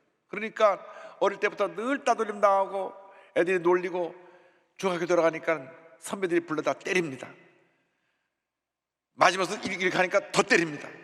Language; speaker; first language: Korean; native; Korean